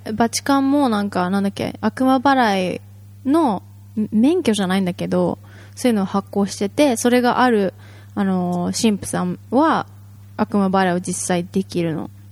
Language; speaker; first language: Japanese; native; Japanese